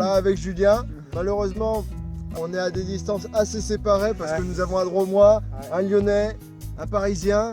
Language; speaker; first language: French; native; French